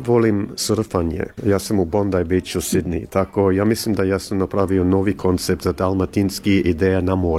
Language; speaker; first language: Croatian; early bilingual, heritage; English